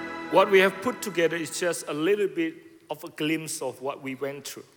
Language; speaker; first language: English; non-native, fluent; Indonesian